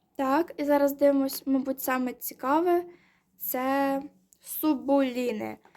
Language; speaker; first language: Ukrainian; non-native, local second language; Russian